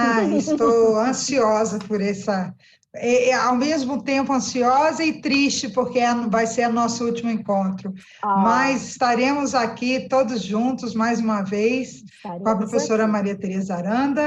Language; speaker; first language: Portuguese; native; Portuguese